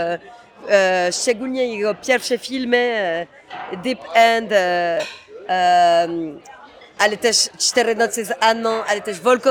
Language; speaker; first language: Polish; early bilingual, heritage; Polish